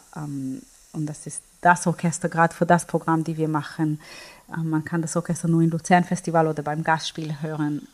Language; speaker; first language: German; non-native, fluent; Hebrew